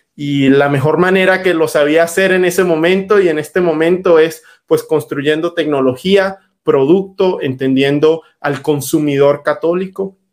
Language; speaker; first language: Spanish; native; Spanish